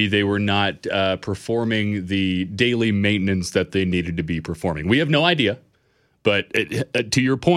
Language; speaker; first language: English; native; English